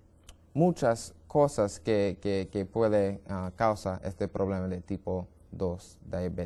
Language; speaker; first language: Spanish; non-native, learner; English